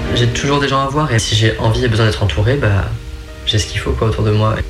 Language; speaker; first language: French; native; French